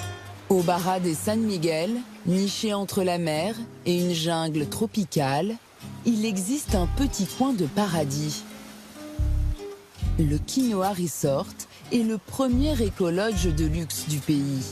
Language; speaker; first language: French; native; French